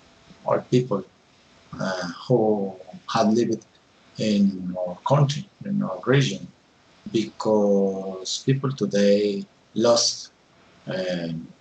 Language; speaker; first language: English; non-native, learner; Spanish